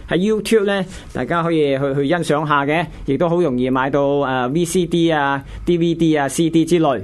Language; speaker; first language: Chinese; non-native, local second language; Cantonese